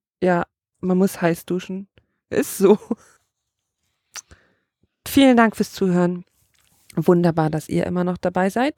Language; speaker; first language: German; native; German